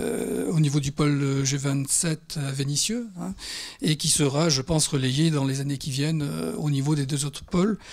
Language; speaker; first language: French; native; French